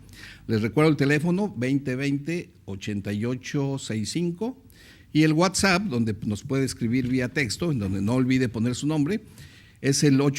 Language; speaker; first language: Spanish; native; Spanish